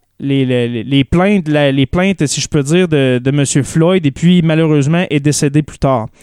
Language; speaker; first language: French; native; French